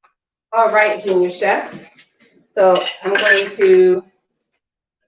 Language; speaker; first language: English; native; English